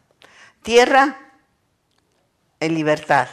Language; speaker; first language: French; non-native, learner; Spanish